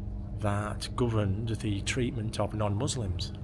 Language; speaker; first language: English; native; English